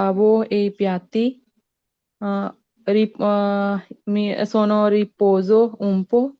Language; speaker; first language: Italian; non-native, learner; Punjabi